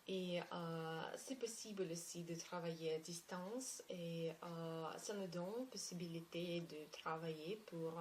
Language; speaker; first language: French; non-native, learner; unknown